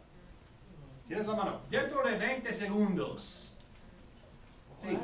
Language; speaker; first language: Spanish; non-native, fluent; English